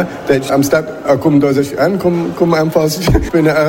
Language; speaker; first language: Romanian; non-native, learner; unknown